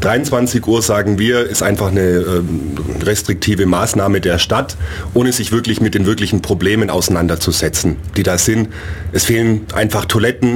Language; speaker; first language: German; native; German